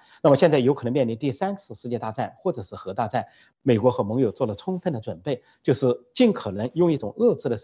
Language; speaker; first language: Chinese; native; Chinese